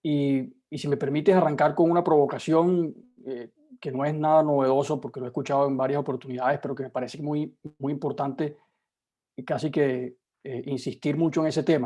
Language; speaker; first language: Spanish; native; Spanish